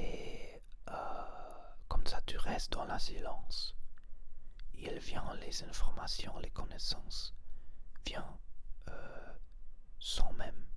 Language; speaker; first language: French; non-native, learner; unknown